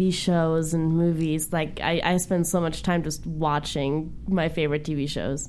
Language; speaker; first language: English; non-native, fluent; German